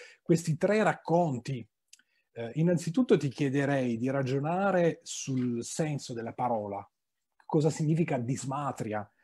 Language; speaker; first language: Italian; native; Italian